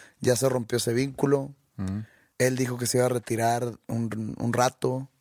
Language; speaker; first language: Spanish; native; Spanish